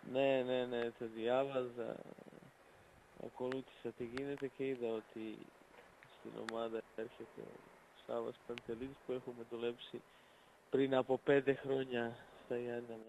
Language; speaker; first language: Greek; non-native, fluent; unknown